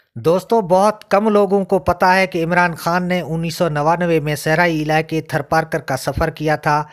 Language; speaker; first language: Urdu; non-native, local second language; Sindhi